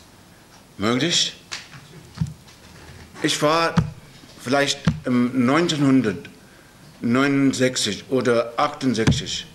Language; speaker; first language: German; non-native, learner; Urdu